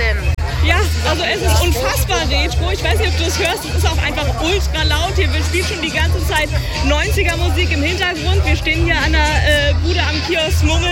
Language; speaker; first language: German; native; German